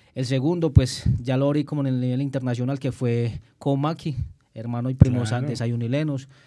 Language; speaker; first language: Spanish; native; Spanish